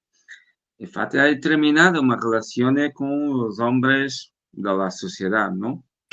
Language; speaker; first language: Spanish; non-native, learner; Portuguese